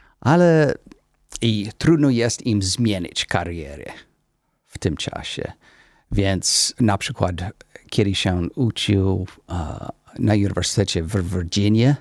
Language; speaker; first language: Polish; non-native, learner; English